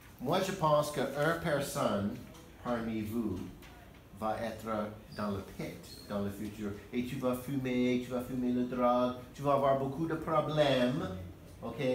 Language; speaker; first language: French; non-native, learner; English